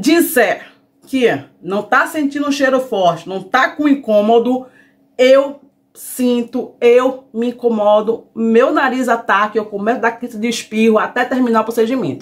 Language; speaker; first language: Portuguese; native; Portuguese